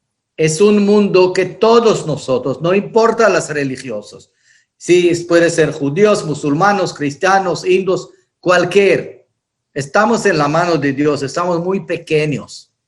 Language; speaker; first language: Spanish; non-native, fluent; Hebrew